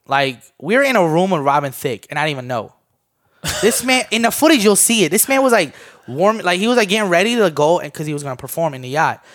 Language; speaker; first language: English; early bilingual, other home language; Armenian